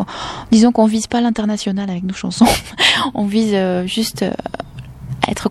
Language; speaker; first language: French; native; French